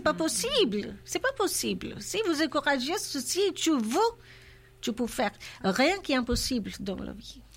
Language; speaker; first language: French; non-native, learner; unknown